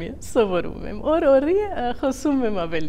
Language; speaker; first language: Armenian; non-native, learner; Arabic